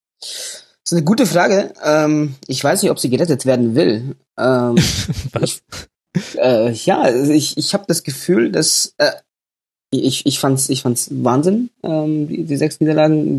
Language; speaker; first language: German; native; German